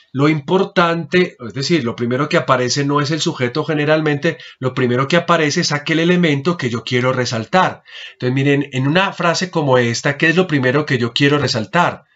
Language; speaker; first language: Spanish; native; Spanish